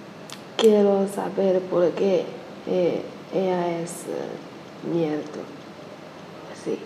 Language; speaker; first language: Spanish; non-native, learner; Chinese